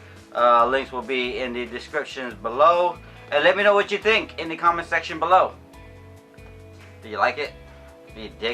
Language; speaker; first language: English; native; English